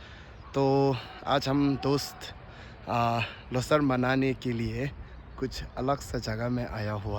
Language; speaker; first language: Hindi; non-native, local second language; Tibetan